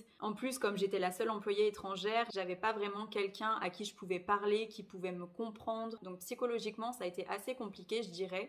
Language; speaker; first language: French; native; French